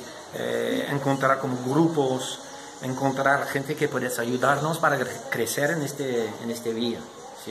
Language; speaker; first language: Spanish; non-native, fluent; French